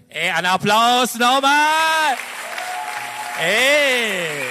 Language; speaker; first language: German; non-native, fluent; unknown